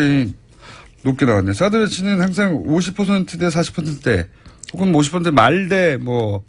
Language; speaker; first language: Korean; native; Korean